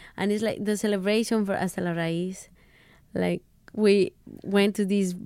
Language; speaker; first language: English; non-native, fluent; Spanish